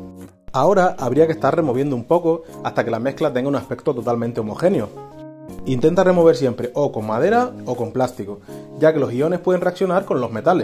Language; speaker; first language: Spanish; native; Spanish